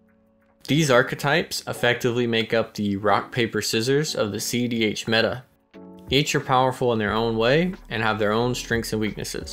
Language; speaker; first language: English; native; English